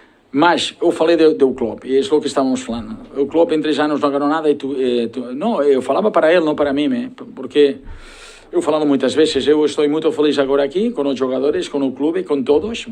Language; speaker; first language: Portuguese; non-native, learner; Spanish